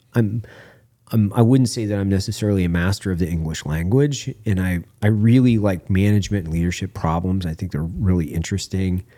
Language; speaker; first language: English; native; English